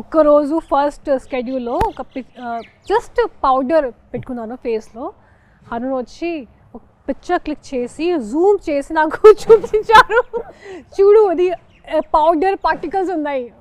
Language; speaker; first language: Telugu; non-native, fluent; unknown